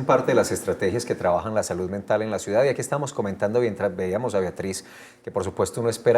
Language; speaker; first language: Spanish; native; Spanish